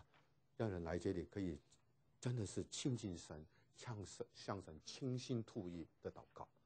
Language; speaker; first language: Chinese; native; Chinese